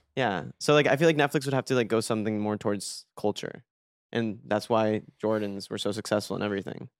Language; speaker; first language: English; early bilingual, other home language; Spanish